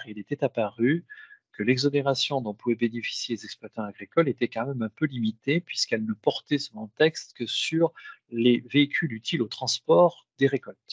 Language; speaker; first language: French; native; French